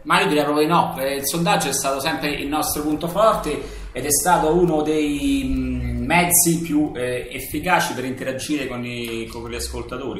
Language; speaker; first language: Italian; native; Italian